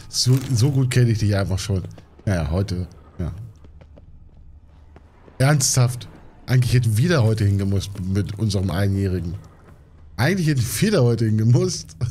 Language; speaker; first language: German; native; German